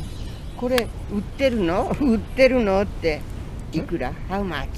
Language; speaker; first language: Japanese; native; Japanese